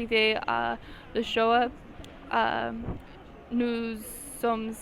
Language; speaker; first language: French; non-native, learner; English